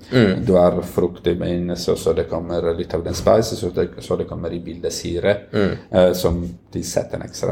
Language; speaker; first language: Norwegian; non-native, fluent; Italian